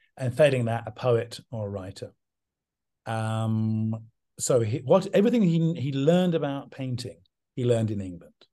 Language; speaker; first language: English; native; English